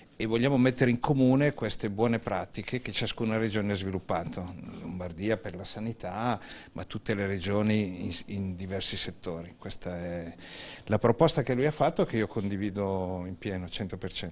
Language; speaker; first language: Italian; native; Italian